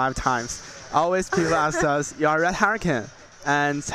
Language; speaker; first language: English; non-native, learner; Chinese